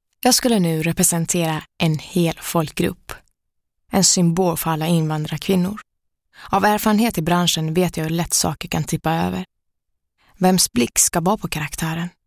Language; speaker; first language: Swedish; early bilingual, other home language; Persian